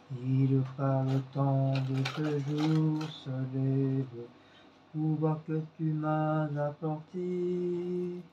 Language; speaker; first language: French; native; French